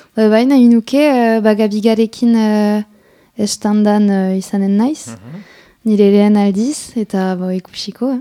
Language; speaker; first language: Basque; non-native, local second language; French